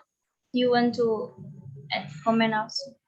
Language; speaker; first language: English; non-native, learner; Indonesian